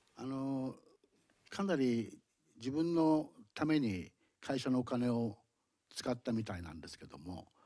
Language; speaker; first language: Japanese; native; Japanese